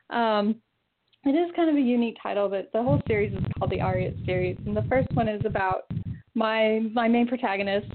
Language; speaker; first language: English; native; English